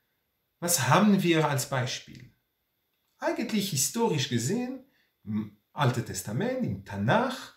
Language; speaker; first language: German; non-native, fluent; Hebrew